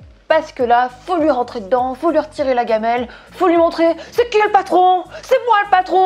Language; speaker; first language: French; native; French